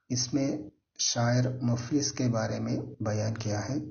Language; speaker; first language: Hindi; non-native, local second language; Malayalam